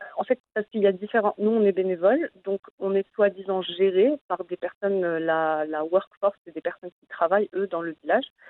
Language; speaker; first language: French; non-native, local second language; Arabic